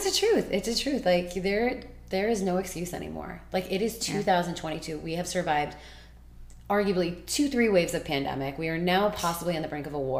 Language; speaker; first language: English; native; English